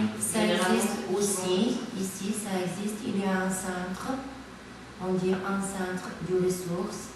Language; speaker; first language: French; non-native, fluent; Bulgarian